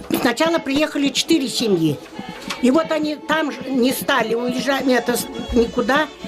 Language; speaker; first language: Russian; non-native, local second language; Chuvash